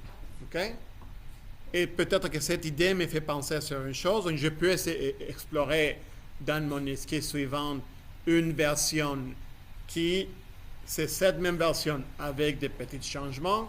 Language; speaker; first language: French; non-native, fluent; Spanish